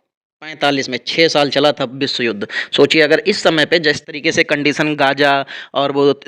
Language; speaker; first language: Hindi; native; Hindi